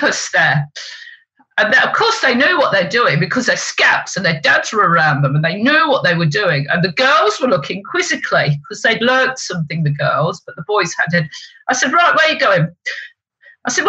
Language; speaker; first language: English; native; English